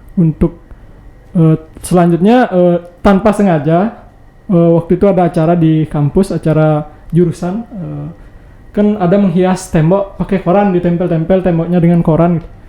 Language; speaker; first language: Indonesian; non-native, local second language; Balinese